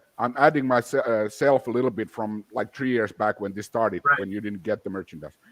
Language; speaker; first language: English; non-native, fluent; Finnish